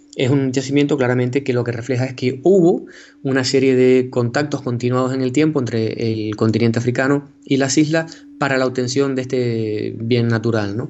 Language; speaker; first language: Spanish; native; Spanish